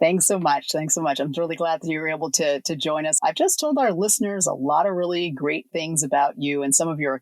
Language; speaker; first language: English; native; English